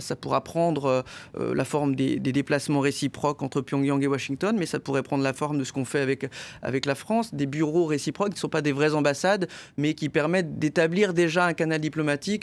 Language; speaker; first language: French; native; French